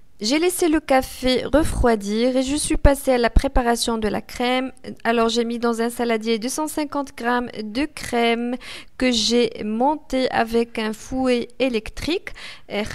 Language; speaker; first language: French; non-native, local second language; Arabic